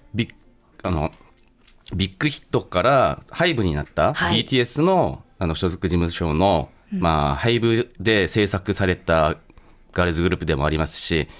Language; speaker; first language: Japanese; non-native, fluent; Korean